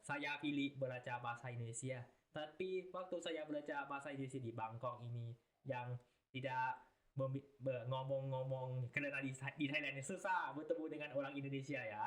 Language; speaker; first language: Indonesian; non-native, learner; Thai